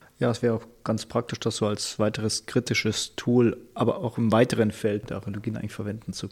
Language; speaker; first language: German; native; German